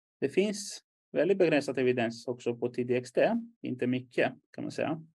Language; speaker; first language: Swedish; non-native, fluent; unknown